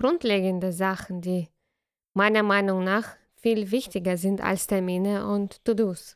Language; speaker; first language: German; non-native, fluent; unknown